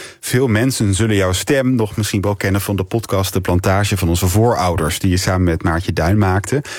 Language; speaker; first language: Dutch; native; Dutch